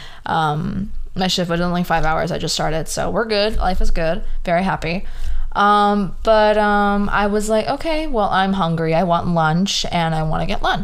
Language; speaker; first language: English; early bilingual, other home language; Spanish